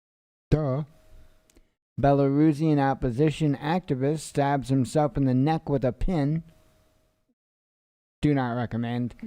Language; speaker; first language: English; native; English